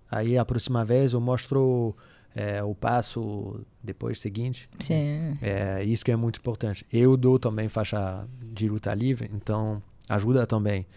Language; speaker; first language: Portuguese; non-native, fluent; French